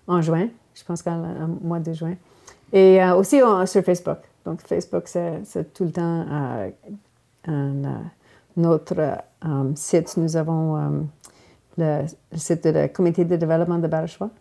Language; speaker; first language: French; non-native, local second language; English